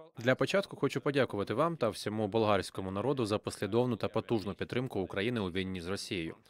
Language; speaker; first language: Ukrainian; native; Ukrainian